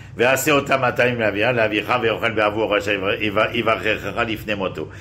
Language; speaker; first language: Hebrew; non-native, fluent; French